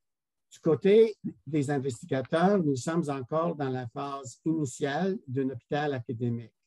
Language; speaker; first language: French; non-native, local second language; English